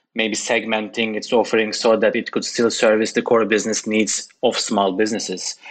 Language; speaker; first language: English; non-native, fluent; Turkish